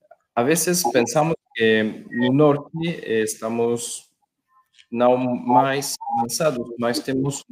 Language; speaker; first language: Portuguese; non-native, learner; Spanish